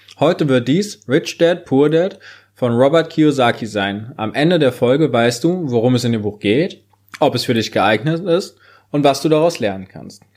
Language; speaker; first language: German; native; German